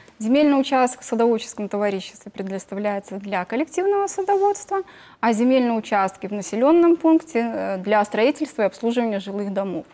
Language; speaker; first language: Russian; native; Russian